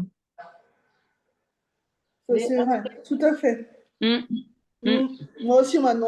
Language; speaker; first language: French; native; French